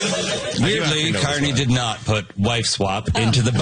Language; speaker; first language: English; native; English